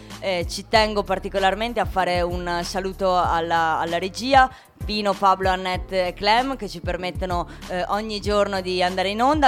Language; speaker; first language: Italian; native; Italian